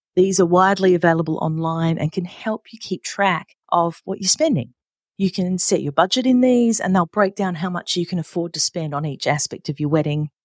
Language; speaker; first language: English; native; English